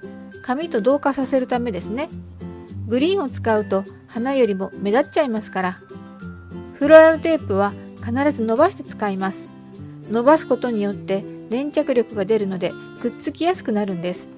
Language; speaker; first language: Japanese; native; Japanese